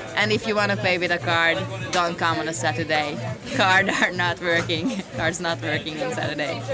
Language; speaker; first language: English; non-native, fluent; Hungarian